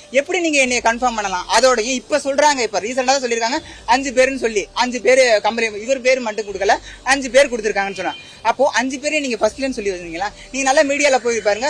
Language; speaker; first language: Tamil; native; Tamil